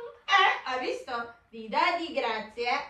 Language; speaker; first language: Italian; early bilingual, other home language; Filipino